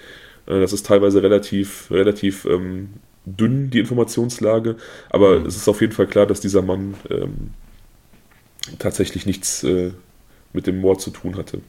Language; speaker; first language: German; native; German